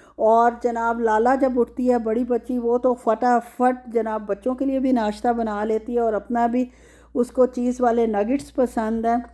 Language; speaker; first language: Urdu; native; Urdu